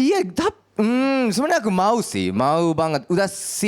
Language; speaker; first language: Indonesian; non-native, learner; Japanese